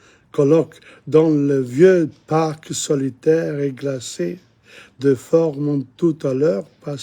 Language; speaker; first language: French; non-native, fluent; English